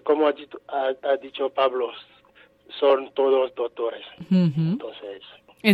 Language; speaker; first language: Spanish; non-native, fluent; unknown